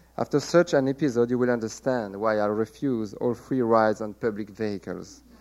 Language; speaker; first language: English; non-native, fluent; French